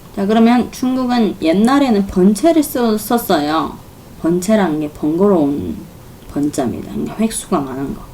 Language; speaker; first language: Korean; non-native, fluent; Chinese